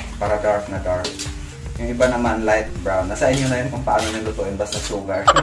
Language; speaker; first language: Filipino; non-native, local second language; Cebuano